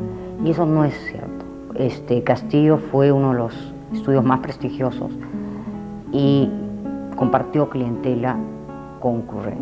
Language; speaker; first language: Spanish; native; Spanish